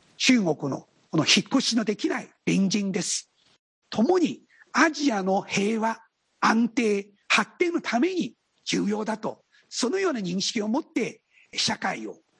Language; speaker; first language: Japanese; non-native, fluent; Chinese